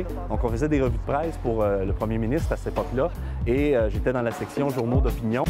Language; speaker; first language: French; native; French